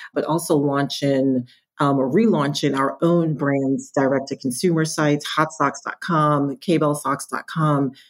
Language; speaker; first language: English; native; English